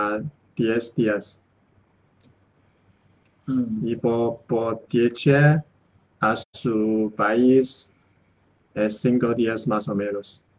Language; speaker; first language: Spanish; non-native, learner; Chinese